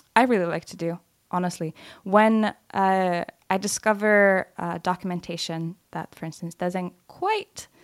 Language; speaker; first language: English; non-native, fluent; Lithuanian